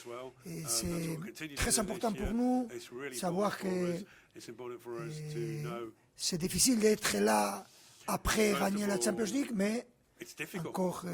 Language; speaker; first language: French; non-native, fluent; Spanish